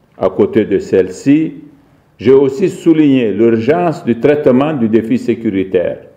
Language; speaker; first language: French; non-native, local second language; Arabic